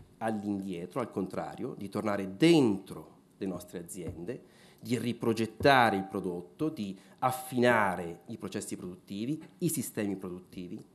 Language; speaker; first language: Italian; native; Italian